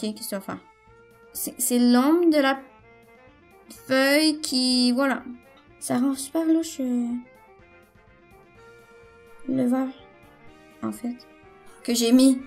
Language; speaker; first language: French; native; French